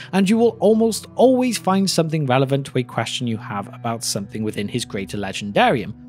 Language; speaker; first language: English; native; English